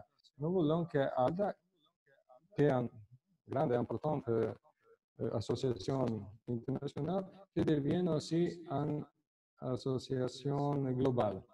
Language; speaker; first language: French; non-native, fluent; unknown